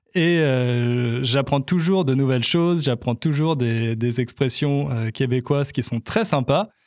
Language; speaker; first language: French; native; French